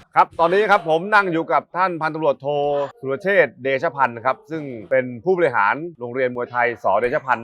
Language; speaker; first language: Thai; native; Thai